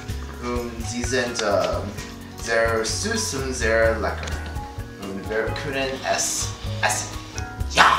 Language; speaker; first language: German; non-native, learner; English